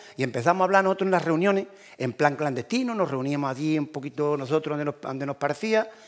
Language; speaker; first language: Spanish; native; Spanish